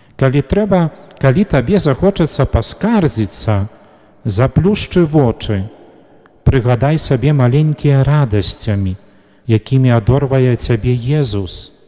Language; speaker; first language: Belarusian; native; Belarusian